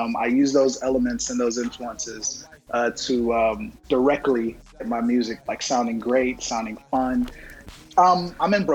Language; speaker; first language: English; native; English